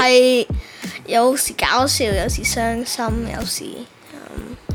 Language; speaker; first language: Cantonese; early bilingual, heritage; Cantonese